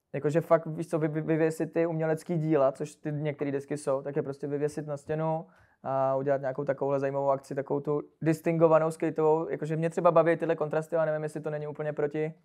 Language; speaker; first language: Czech; native; Czech